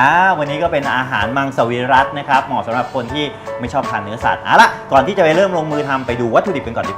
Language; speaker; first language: Thai; native; Thai